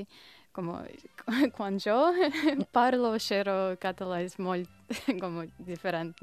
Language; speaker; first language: Catalan; non-native, learner; Russian